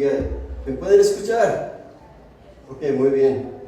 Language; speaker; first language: Spanish; non-native, fluent; English